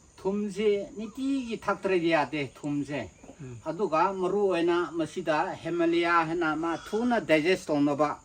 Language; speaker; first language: Manipuri; non-native, local second language; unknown